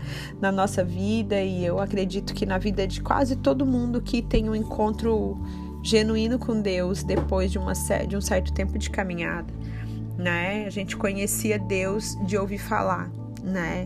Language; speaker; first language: Portuguese; native; Portuguese